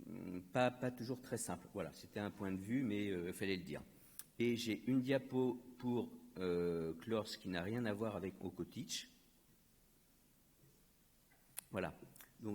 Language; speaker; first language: French; native; French